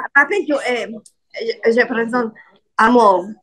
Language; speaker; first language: French; non-native, learner; Hebrew